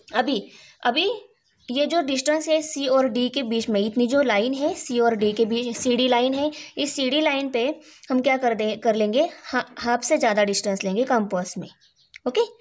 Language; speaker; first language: Hindi; non-native, local second language; Marathi